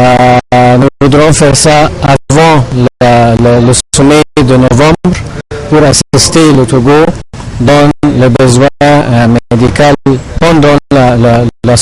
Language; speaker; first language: French; non-native, fluent; Arabic